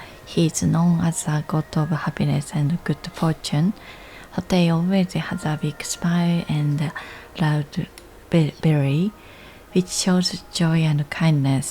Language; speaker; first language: English; non-native, learner; Japanese